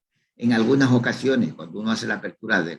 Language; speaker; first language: Spanish; native; Spanish